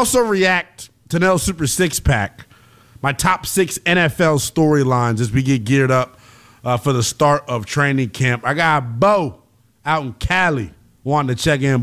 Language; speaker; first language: English; native; English